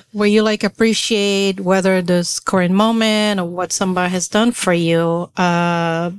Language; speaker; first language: English; non-native, fluent; Portuguese